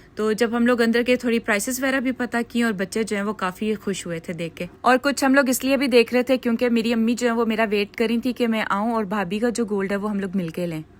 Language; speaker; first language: Urdu; native; Urdu